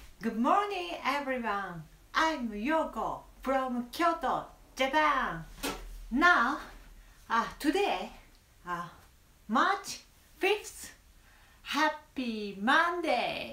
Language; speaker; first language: English; non-native, learner; Japanese